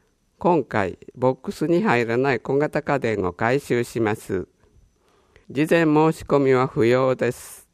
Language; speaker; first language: Japanese; native; Japanese